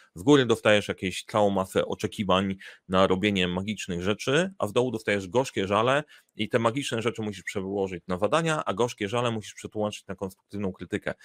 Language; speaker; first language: Polish; native; Polish